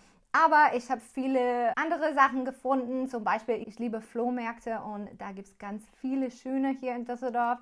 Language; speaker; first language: German; non-native, learner; English